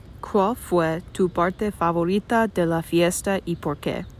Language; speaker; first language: Spanish; non-native, learner; English